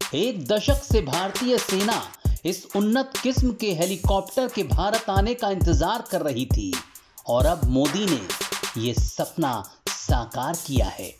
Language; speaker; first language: Hindi; native; Hindi